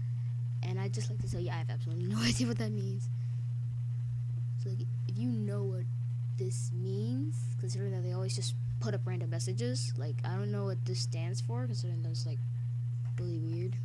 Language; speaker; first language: English; native; English